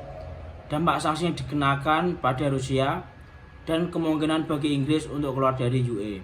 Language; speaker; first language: Indonesian; native; Indonesian